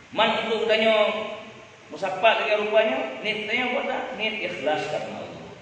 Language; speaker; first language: Malay; non-native, local second language; Achinese